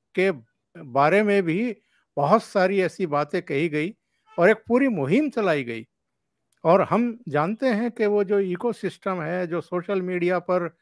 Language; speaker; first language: Hindi; native; Hindi